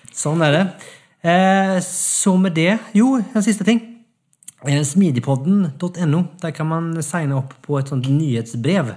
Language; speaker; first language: Norwegian; non-native, fluent; Swedish